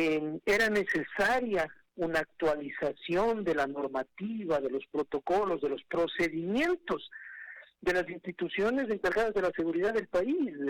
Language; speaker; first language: Spanish; native; Spanish